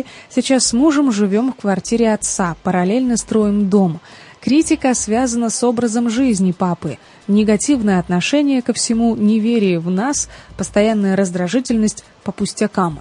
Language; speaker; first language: Russian; native; Russian